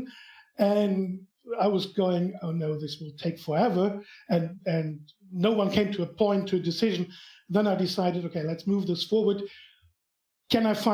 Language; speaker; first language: English; non-native, fluent; German